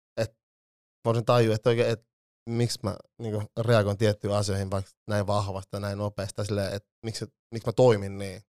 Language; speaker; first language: Finnish; early bilingual, other home language; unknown